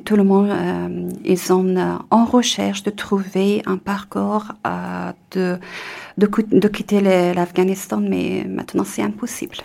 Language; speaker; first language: French; non-native, fluent; Persian